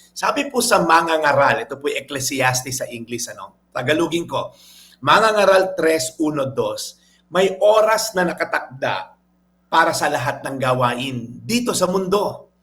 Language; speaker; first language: Filipino; native; Filipino